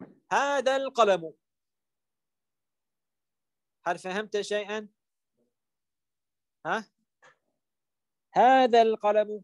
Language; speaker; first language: Arabic; non-native, fluent; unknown